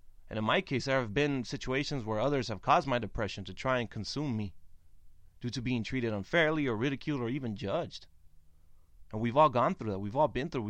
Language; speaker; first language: English; early bilingual, other home language; Spanish